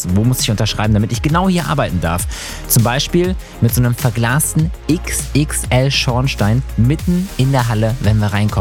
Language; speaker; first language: German; native; German